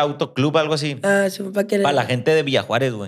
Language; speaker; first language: Spanish; native; Spanish